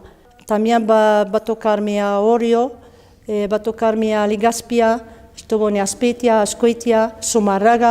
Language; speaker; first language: Spanish; non-native, learner; Arabic